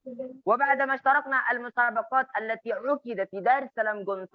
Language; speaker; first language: Arabic; non-native, fluent; Indonesian